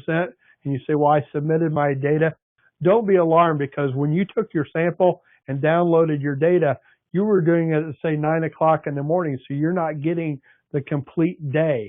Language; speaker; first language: English; native; English